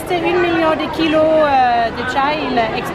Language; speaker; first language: French; non-native, learner; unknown